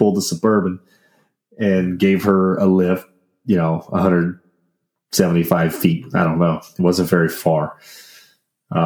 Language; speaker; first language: English; native; English